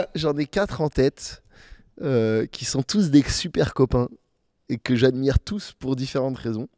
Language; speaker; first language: French; native; French